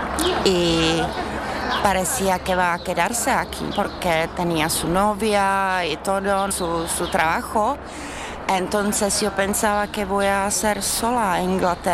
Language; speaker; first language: Spanish; non-native, learner; Czech